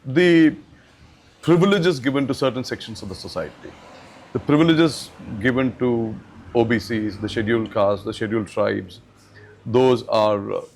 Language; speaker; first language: English; non-native, local second language; Malayalam